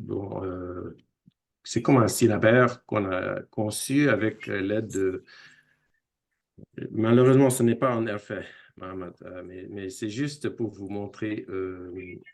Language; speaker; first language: French; non-native, fluent; English